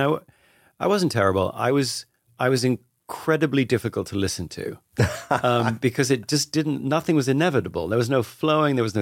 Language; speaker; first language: English; native; English